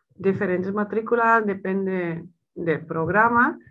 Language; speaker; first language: Spanish; non-native, fluent; Dutch